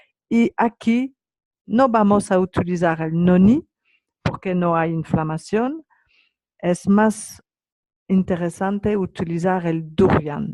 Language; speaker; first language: Spanish; non-native, learner; French